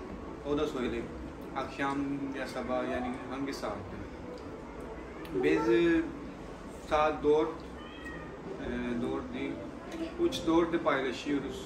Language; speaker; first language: Turkish; non-native, learner; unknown